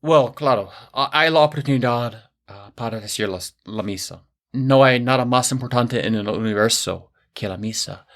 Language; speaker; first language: Spanish; non-native, fluent; English